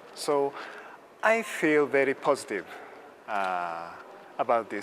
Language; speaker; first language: English; non-native, fluent; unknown